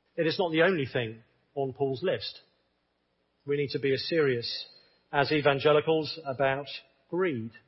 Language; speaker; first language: English; native; English